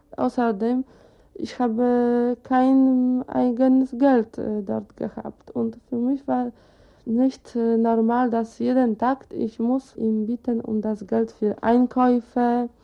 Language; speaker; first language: German; non-native, learner; Polish